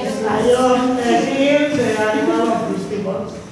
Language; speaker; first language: English; non-native, learner; Catalan